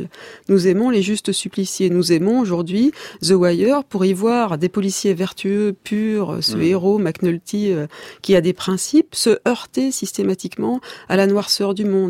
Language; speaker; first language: French; native; French